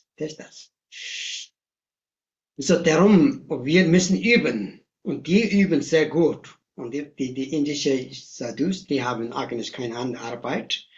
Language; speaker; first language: German; non-native, learner; Tibetan